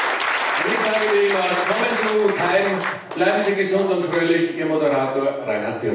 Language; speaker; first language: German; native; German